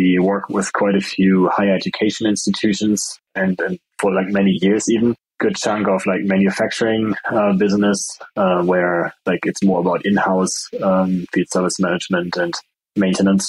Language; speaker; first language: English; non-native, fluent; German